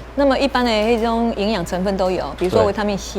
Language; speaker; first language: Chinese; native; Chinese